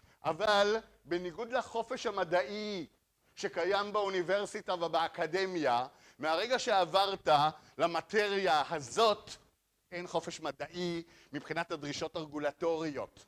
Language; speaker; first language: Hebrew; native; Hebrew